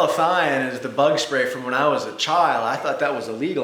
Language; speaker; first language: English; native; English